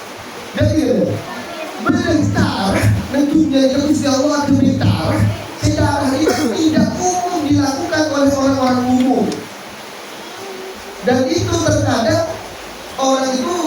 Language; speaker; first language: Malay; non-native, local second language; Javanese